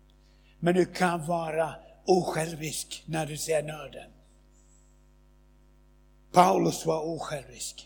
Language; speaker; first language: Swedish; non-native, fluent; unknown